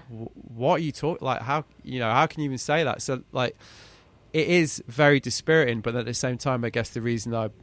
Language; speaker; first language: English; native; English